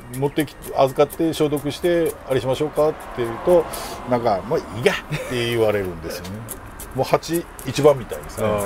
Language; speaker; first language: Japanese; native; Japanese